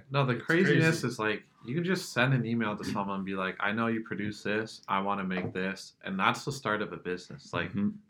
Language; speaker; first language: English; native; English